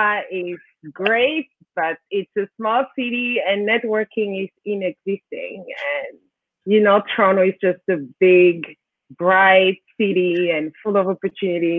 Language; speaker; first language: English; non-native, local second language; French